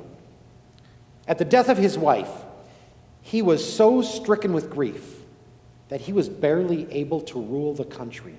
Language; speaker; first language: English; native; English